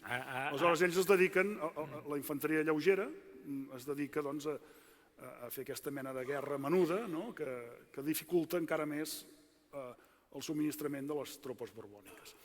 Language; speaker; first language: Catalan; native; Catalan